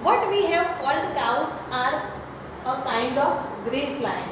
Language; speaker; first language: English; non-native, local second language; Gujarati